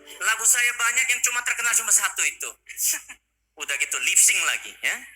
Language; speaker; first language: Indonesian; non-native, fluent; Korean